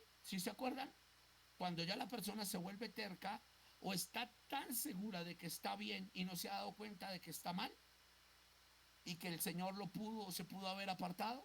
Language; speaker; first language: Spanish; native; Spanish